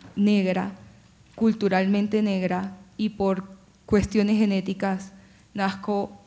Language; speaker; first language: Spanish; native; Spanish